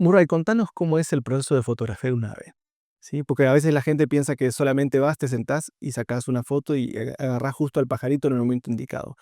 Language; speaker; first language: Spanish; native; Spanish